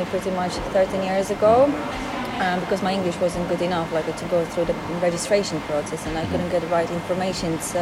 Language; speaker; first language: English; non-native, fluent; Polish